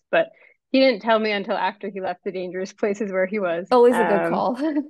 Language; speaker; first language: English; native; English